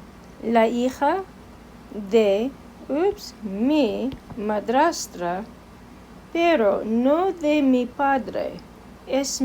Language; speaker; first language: Spanish; non-native, fluent; English